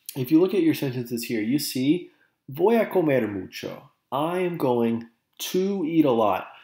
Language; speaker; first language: English; native; English